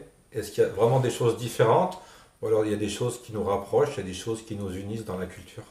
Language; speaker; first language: French; native; French